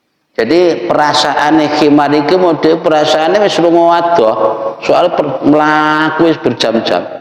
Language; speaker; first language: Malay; non-native, local second language; Javanese